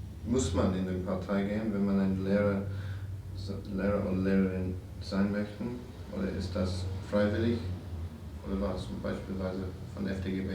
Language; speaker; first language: German; non-native, learner; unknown